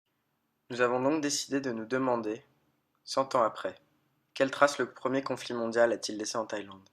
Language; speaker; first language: French; native; French